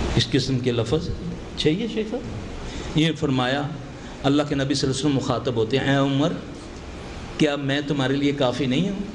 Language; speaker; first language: Urdu; non-native, local second language; Punjabi